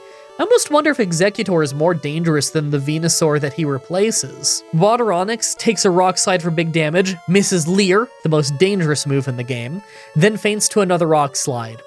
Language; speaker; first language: English; native; English